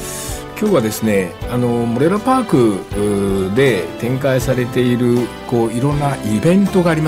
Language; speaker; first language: Japanese; native; Japanese